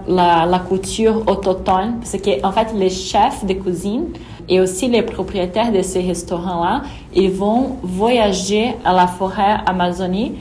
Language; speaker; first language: French; non-native, fluent; Portuguese